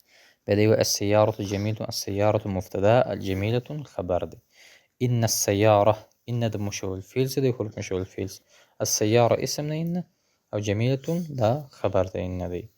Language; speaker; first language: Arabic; non-native, fluent; Pashto